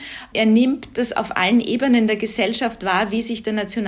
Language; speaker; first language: German; native; German